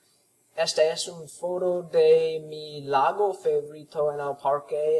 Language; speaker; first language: Spanish; non-native, learner; English